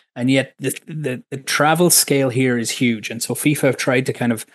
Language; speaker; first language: English; native; English